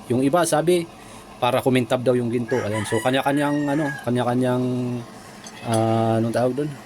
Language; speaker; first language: Filipino; native; Filipino